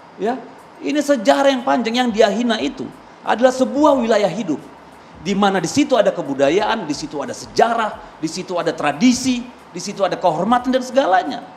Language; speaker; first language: Indonesian; native; Indonesian